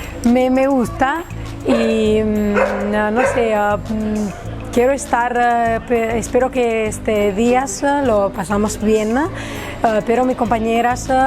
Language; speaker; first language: Spanish; non-native, learner; Italian